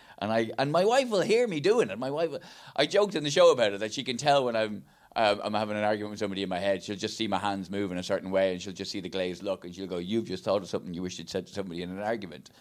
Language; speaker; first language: English; native; English